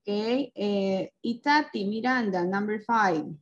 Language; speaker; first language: English; non-native, local second language; Spanish